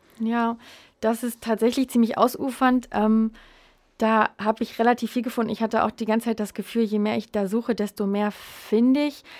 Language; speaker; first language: German; native; German